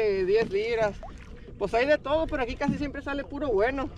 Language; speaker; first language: Spanish; native; Spanish